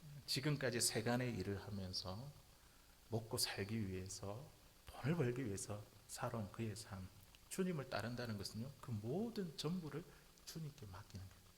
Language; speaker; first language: Korean; native; Korean